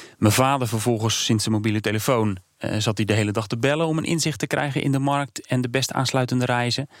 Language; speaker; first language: Dutch; native; Dutch